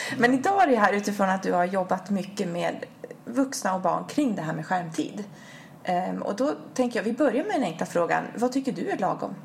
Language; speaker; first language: Swedish; native; Swedish